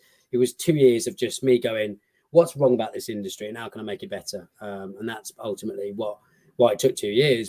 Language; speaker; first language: English; native; English